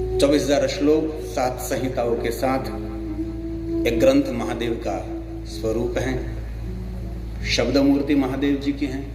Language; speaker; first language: Hindi; non-native, local second language; Gujarati